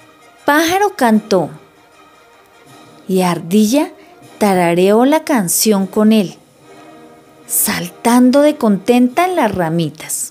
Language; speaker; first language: Spanish; native; Spanish